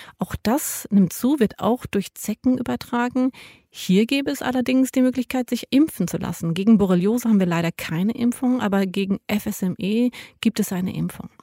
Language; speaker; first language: German; native; German